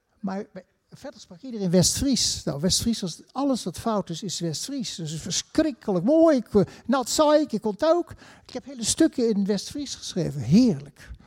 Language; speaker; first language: Dutch; native; Dutch